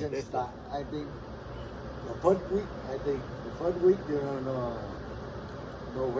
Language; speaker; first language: English; non-native, learner; Vietnamese